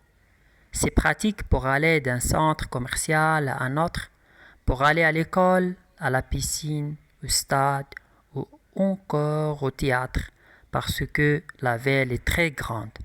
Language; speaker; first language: French; non-native, local second language; Arabic